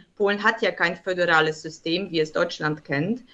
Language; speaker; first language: German; native; German